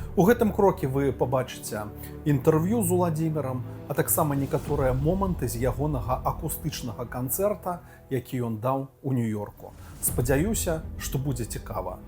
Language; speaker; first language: Belarusian; non-native, local second language; Russian